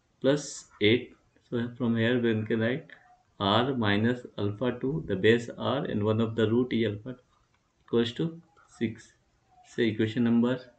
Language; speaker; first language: English; non-native, local second language; Hindi